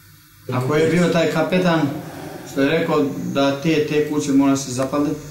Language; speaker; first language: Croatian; non-native, local second language; Albanian